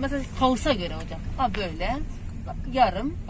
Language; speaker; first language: Turkish; native; Turkish